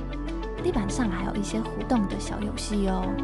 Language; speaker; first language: Chinese; non-native, fluent; Polish